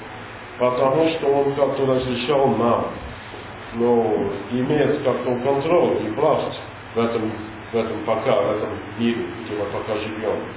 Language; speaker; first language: Russian; non-native, learner; English